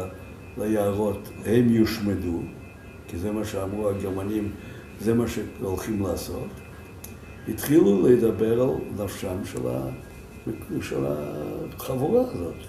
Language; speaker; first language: Hebrew; non-native, fluent; Yiddish